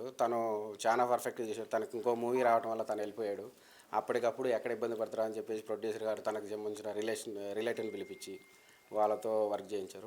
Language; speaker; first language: Telugu; native; Telugu